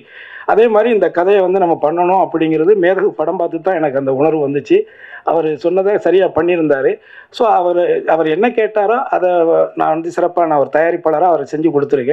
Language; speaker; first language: Tamil; native; Tamil